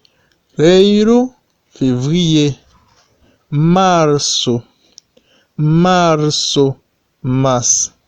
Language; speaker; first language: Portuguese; non-native, fluent; Haitian Creole